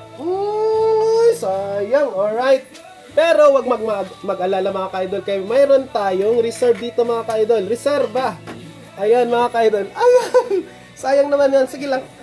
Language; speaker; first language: Filipino; non-native, local second language; Cebuano